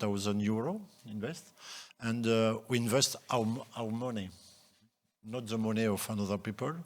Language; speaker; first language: English; non-native, local second language; French